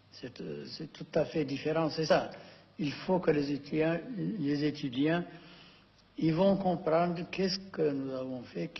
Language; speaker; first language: French; non-native, fluent; Amharic